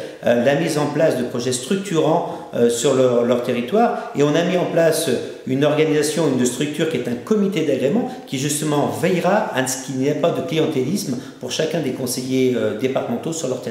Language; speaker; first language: French; native; French